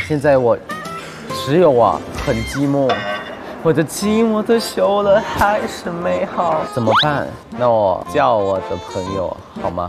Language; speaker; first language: Chinese; non-native, learner; Thai